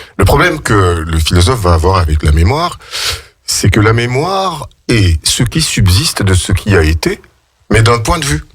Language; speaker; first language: French; native; French